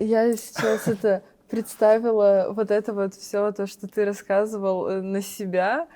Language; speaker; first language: Russian; native; Russian